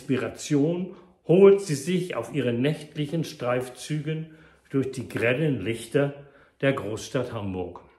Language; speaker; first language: German; native; German